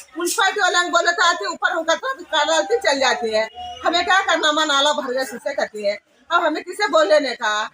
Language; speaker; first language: Hindi; non-native, local second language; Urdu